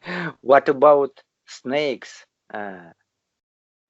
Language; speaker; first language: English; non-native, learner; Russian